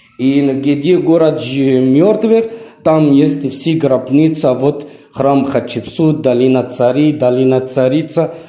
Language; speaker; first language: Russian; non-native, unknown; Arabic